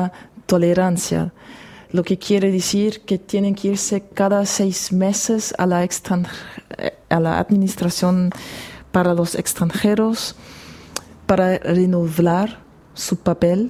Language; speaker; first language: Spanish; non-native, fluent; German